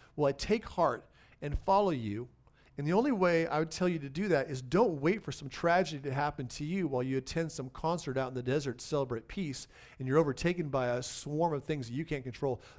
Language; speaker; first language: English; native; English